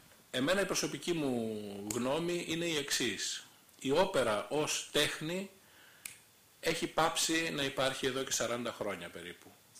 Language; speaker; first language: Greek; native; Greek